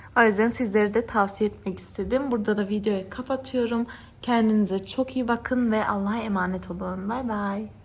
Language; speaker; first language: Turkish; early bilingual, heritage; Turkish